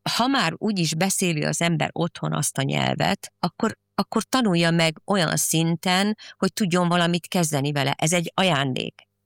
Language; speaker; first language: Hungarian; early bilingual, heritage; Hungarian